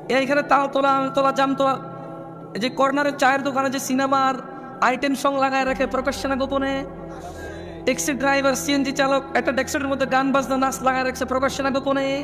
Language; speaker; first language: Bangla; early bilingual, heritage; Bangla